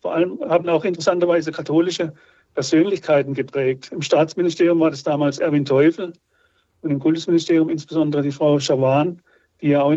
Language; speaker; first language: German; native; German